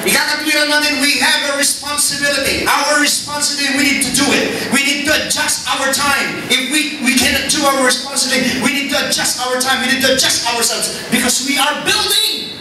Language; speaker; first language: English; non-native, local second language; Filipino